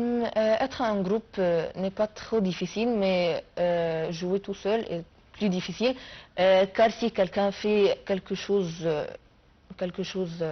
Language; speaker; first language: French; non-native, fluent; Arabic